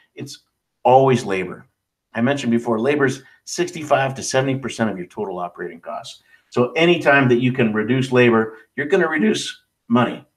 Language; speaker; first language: English; native; English